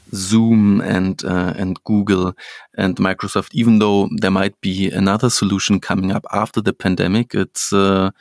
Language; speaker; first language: English; non-native, fluent; German